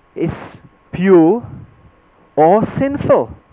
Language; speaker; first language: English; non-native, fluent; Czech